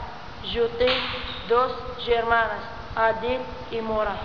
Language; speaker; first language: Catalan; non-native, learner; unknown